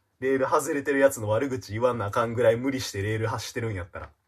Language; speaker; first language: Japanese; native; Japanese